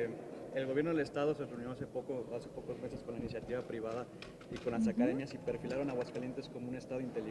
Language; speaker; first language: Spanish; native; Spanish